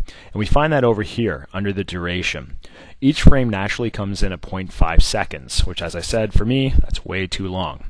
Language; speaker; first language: English; native; English